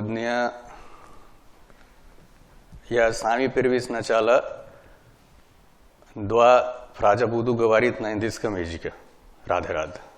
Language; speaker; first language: Russian; non-native, learner; Hindi